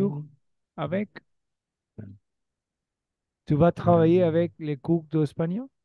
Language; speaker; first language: French; non-native, learner; Spanish